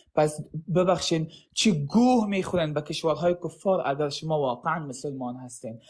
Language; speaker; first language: Persian; early bilingual, heritage; Arabic